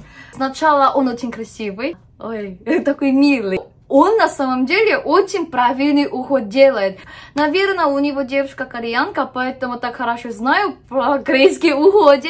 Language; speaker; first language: Russian; non-native, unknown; Korean